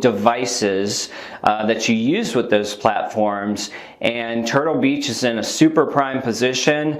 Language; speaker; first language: English; native; English